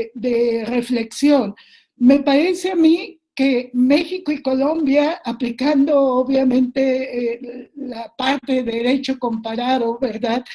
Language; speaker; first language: Spanish; native; Spanish